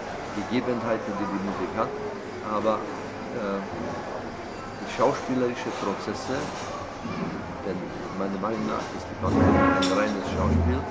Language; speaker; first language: German; non-native, fluent; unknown